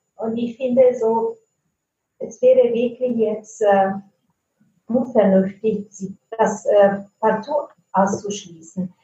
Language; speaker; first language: German; non-native, fluent; Italian